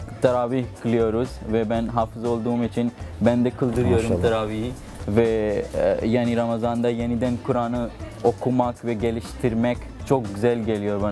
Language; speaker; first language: Turkish; non-native, fluent; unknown